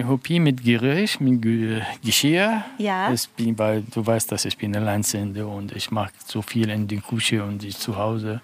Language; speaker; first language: German; non-native, learner; Arabic